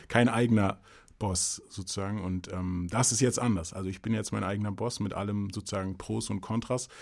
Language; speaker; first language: German; early bilingual, other home language; English